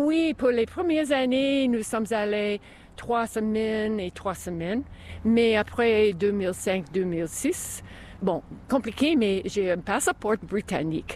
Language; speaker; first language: French; non-native, fluent; English